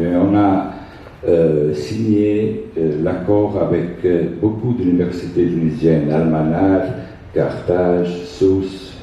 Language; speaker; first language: French; non-native, fluent; Italian